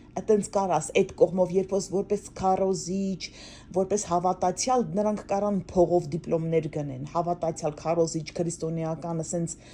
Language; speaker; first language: Armenian; native; Armenian